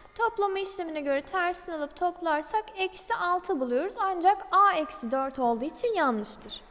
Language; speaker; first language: Turkish; native; Turkish